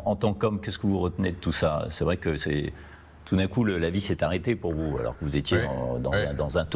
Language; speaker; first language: French; native; French